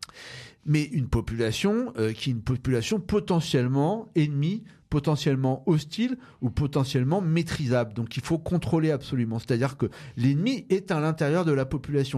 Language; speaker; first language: French; native; French